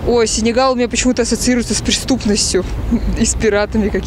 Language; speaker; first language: Russian; native; Russian